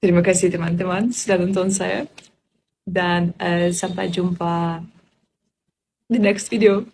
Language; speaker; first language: Indonesian; non-native, fluent; Polish